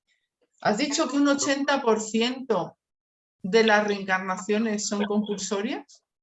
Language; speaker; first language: Spanish; native; Spanish